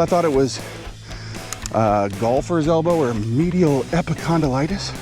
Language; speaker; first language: English; native; English